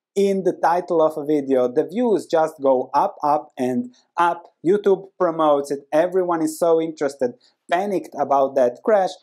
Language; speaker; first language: English; non-native, fluent; Croatian